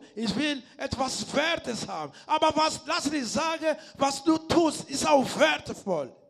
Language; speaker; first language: German; non-native, learner; Lingala